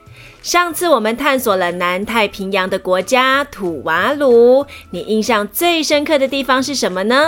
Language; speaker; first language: Chinese; native; Chinese